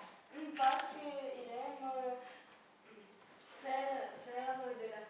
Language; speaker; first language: French; non-native, learner; Ukrainian